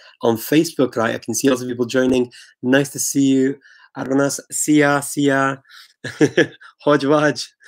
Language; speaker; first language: English; native; English